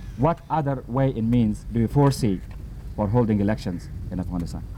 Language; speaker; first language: English; non-native, fluent; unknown